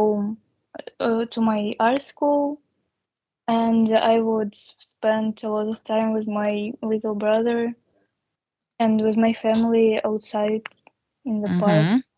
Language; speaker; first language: English; non-native, learner; Russian